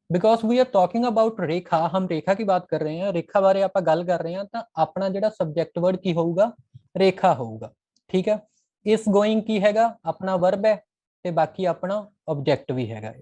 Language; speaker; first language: Hindi; non-native, local second language; Punjabi